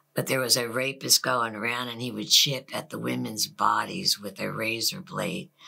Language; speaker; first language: English; native; English